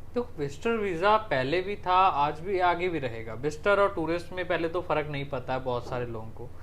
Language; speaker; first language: Hindi; non-native, local second language; Punjabi